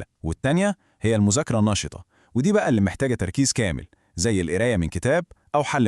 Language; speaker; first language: Arabic; native; Arabic